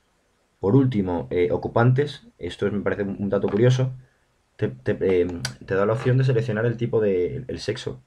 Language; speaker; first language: Spanish; native; Spanish